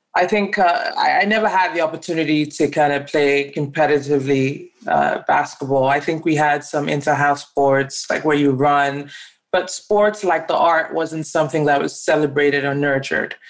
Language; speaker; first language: English; non-native, local second language; Yoruba